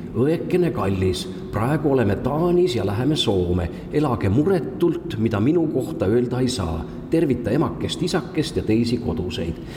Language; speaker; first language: Estonian; native; Estonian